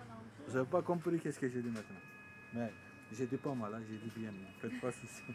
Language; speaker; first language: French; non-native, learner; Turkish